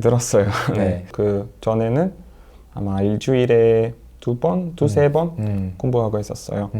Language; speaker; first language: Korean; non-native, learner; Portuguese